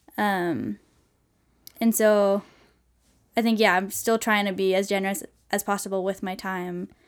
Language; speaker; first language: English; non-native, fluent; Swedish